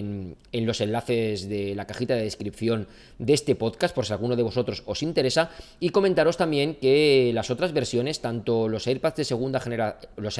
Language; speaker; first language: Spanish; native; Spanish